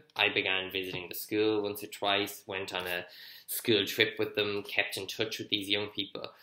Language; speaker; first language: English; native; English